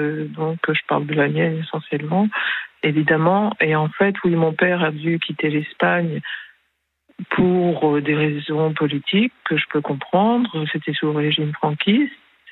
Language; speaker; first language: French; early bilingual, other home language; Spanish